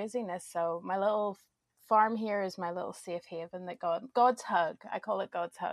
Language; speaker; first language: English; native; English